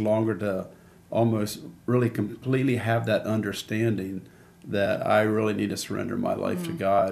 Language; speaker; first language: English; native; English